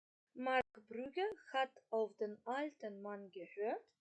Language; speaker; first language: German; non-native, fluent; Macedonian